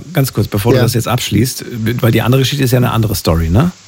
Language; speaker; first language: German; native; German